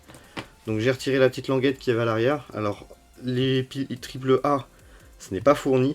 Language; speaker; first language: French; native; French